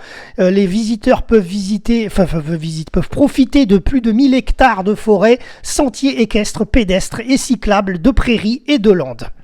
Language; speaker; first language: French; native; French